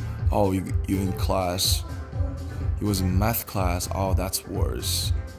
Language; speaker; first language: English; non-native, fluent; Korean